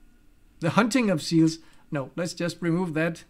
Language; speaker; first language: English; non-native, fluent; Danish